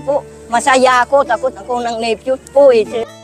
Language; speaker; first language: Filipino; non-native, learner; Vietnamese